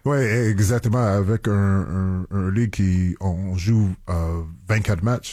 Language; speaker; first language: French; non-native, local second language; English